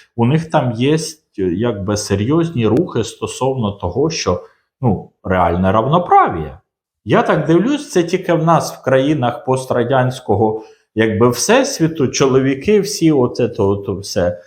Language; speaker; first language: Ukrainian; non-native, local second language; Russian